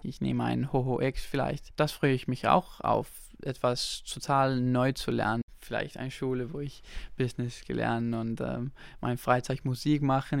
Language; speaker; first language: German; non-native, local second language; Danish